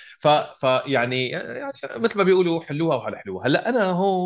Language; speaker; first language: Arabic; native; Arabic